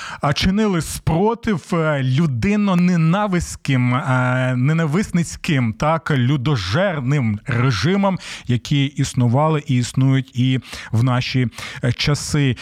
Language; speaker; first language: Ukrainian; native; Ukrainian